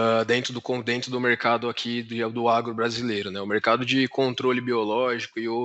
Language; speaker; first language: Portuguese; native; Portuguese